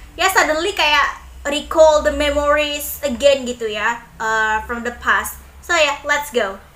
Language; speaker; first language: English; non-native, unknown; Indonesian